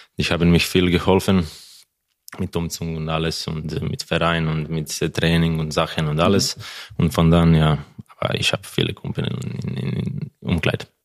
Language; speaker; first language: German; non-native, learner; Croatian